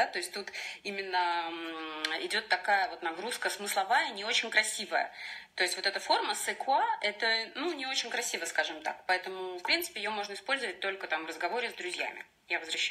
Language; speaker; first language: Russian; native; Russian